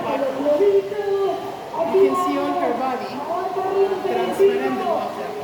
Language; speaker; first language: English; non-native, learner; Spanish